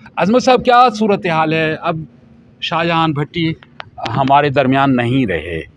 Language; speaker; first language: Urdu; non-native, local second language; Pashto